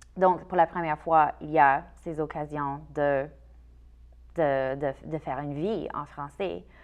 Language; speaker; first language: French; non-native, fluent; English